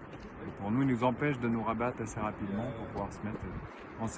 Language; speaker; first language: French; native; French